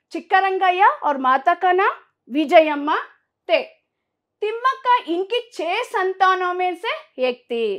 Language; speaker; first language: Hindi; non-native, local second language; Kannada